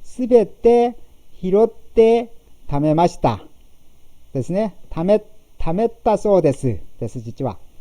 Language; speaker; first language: Japanese; non-native, fluent; Korean